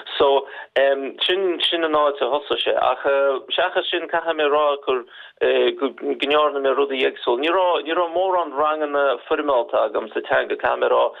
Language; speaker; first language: Irish; non-native, fluent; Russian